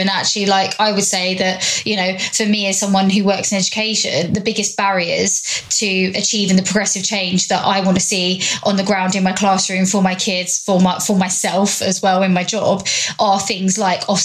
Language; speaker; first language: English; native; English